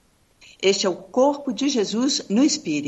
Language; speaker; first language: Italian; non-native, learner; Portuguese